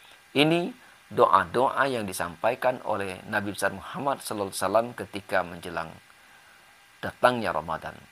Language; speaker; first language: Indonesian; native; Indonesian